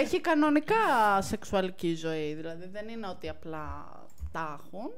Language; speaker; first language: Greek; native; Greek